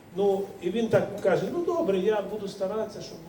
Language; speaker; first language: Ukrainian; native; Ukrainian